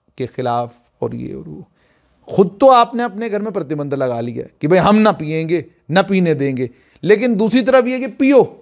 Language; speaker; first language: Hindi; non-native, local second language; Dogri